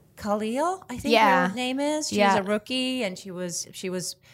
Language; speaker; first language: English; non-native, fluent; Swedish